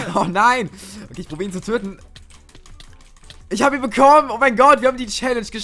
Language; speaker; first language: German; native; German